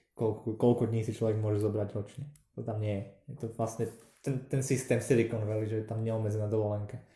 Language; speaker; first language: Slovak; native; Slovak